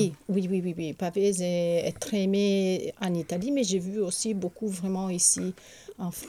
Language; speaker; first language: French; non-native, fluent; Italian